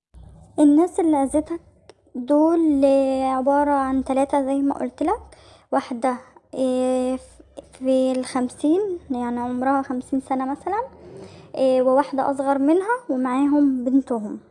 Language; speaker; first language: Arabic; native; Arabic